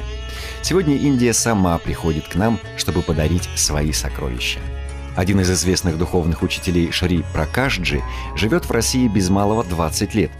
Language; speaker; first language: Russian; native; Russian